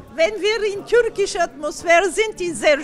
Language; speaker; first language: German; non-native, learner; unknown